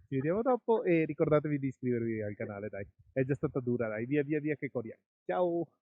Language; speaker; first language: Italian; native; Italian